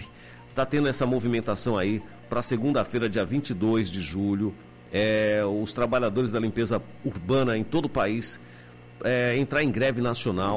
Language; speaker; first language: Portuguese; native; Portuguese